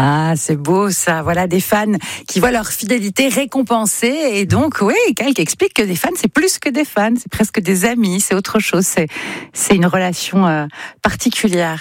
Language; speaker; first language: French; native; French